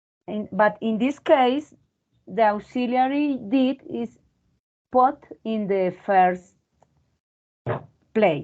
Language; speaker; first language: English; non-native, learner; Spanish